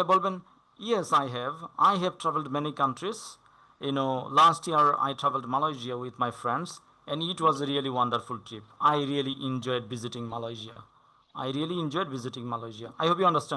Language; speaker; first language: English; non-native, fluent; Bangla